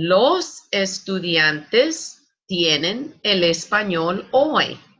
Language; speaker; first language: Spanish; non-native, fluent; English